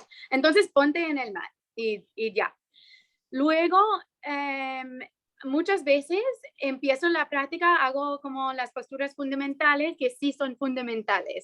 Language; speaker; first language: Spanish; non-native, fluent; English